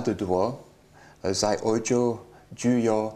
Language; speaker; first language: Chinese; non-native, learner; English